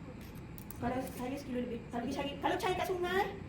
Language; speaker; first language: Malay; native; Malay